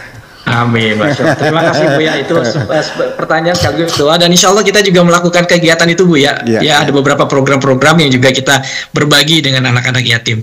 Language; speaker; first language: Indonesian; native; Indonesian